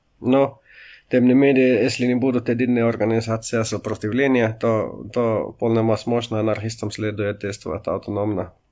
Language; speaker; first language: Russian; non-native, fluent; Finnish